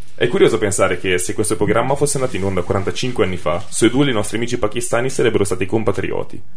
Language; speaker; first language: Italian; native; Italian